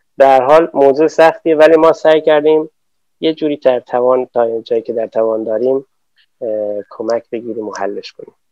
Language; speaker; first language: Persian; non-native, local second language; Kurdish